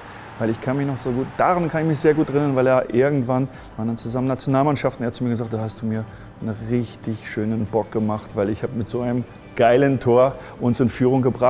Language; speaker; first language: German; native; German